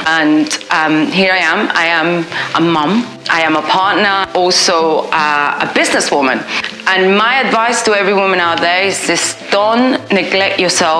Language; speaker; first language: English; non-native, fluent; Spanish